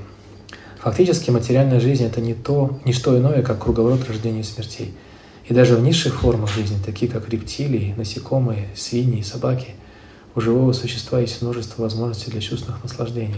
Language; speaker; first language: Russian; native; Russian